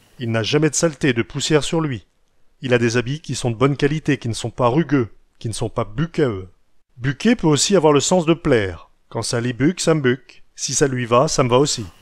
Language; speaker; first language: French; native; French